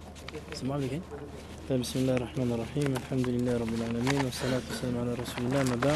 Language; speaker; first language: Arabic; non-native, fluent; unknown